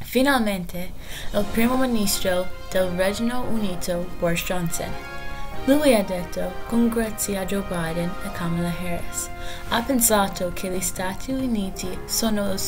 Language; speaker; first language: Italian; non-native, learner; English